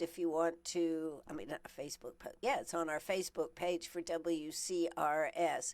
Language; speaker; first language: English; native; English